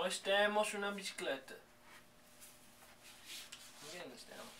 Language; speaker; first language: Portuguese; non-native, learner; English